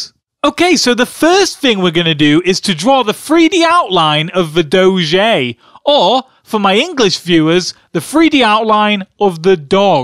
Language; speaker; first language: English; native; English